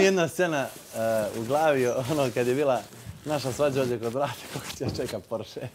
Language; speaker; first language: Serbian; native; Serbian